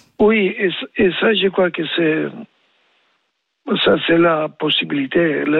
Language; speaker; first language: French; non-native, learner; Spanish